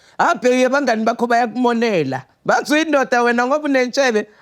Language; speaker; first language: Zulu; native; Zulu